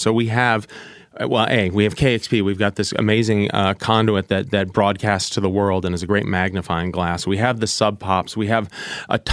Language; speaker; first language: English; native; English